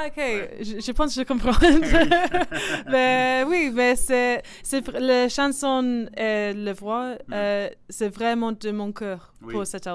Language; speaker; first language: French; non-native, learner; English